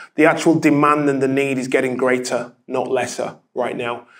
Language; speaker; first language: English; native; English